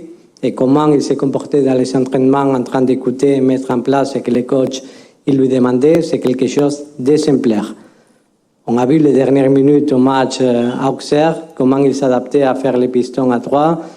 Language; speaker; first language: French; non-native, fluent; Spanish